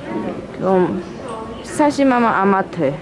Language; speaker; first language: Korean; non-native, learner; Chinese